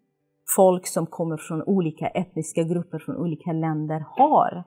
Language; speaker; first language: Swedish; non-native, fluent; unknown